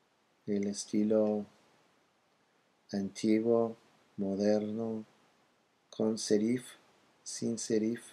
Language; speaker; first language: Spanish; non-native, fluent; English